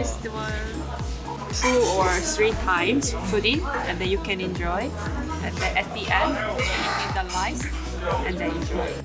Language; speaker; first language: English; non-native, learner; Korean